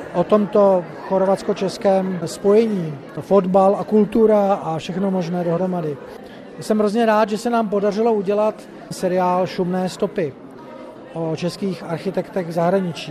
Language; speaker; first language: Czech; native; Czech